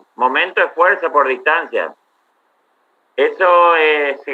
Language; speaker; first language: Spanish; native; Spanish